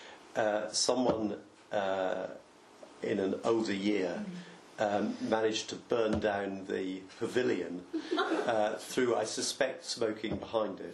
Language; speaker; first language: English; native; English